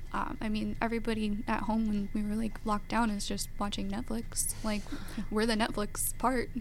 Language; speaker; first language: English; native; English